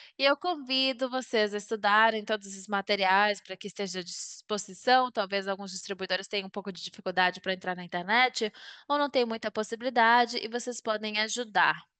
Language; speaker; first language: Portuguese; non-native, learner; Spanish